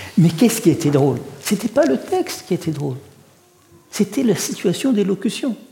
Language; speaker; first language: French; early bilingual, other home language; Russian